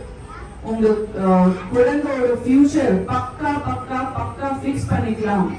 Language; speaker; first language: Tamil; non-native, fluent; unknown